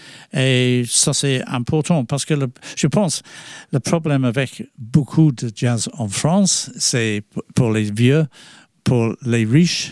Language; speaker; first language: French; non-native, fluent; English